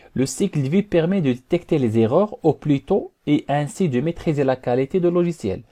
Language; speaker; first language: French; non-native, local second language; Arabic